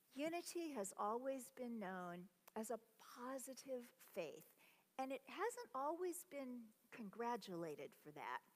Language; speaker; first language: English; native; English